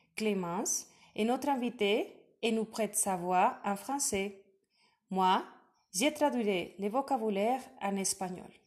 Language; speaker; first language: French; non-native, fluent; Spanish